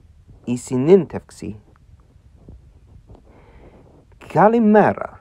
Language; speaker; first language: Greek; non-native, learner; English